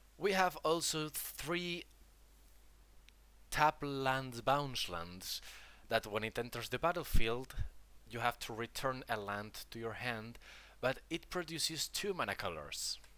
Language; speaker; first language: English; non-native, fluent; Spanish